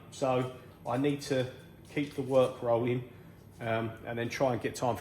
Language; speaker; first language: English; native; English